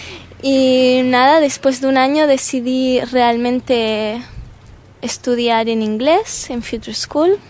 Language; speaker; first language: Spanish; early bilingual, heritage; Spanish